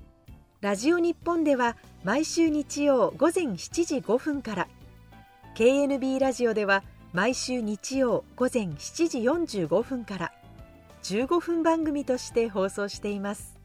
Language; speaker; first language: Japanese; native; Japanese